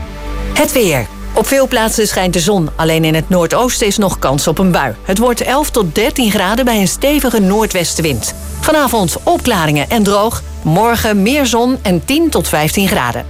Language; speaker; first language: Dutch; native; Dutch